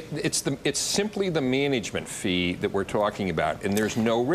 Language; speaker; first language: English; native; English